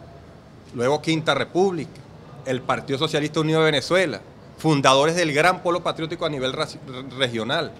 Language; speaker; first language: Spanish; native; Spanish